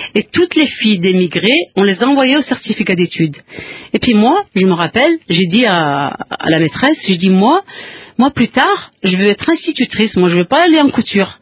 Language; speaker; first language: French; non-native, local second language; Kabyle